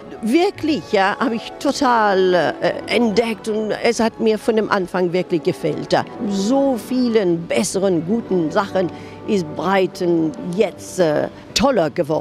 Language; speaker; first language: German; non-native, fluent; French